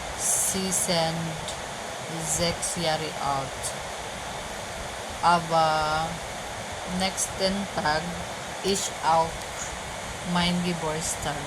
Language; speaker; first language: German; non-native, learner; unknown